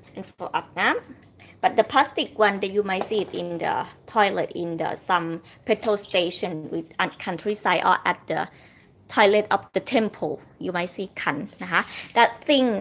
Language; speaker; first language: English; non-native, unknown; Thai